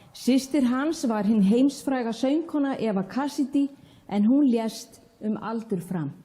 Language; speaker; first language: Icelandic; native; Icelandic